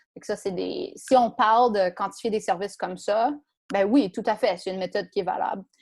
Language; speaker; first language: French; native; French